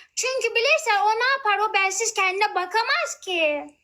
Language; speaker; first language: Turkish; early bilingual, heritage; Turkish